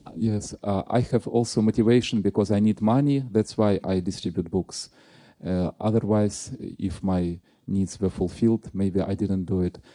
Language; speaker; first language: English; non-native, fluent; Russian